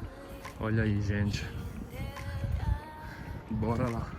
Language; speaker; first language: Portuguese; non-native, learner; Italian